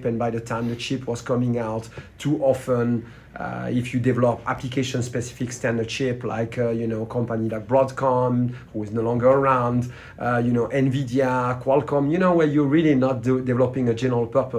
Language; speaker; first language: English; non-native, fluent; French